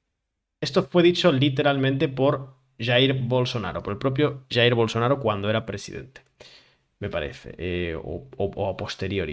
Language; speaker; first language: Spanish; native; Spanish